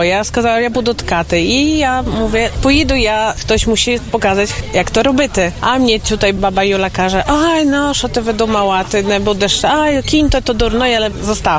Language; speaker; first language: Polish; non-native, local second language; Ukrainian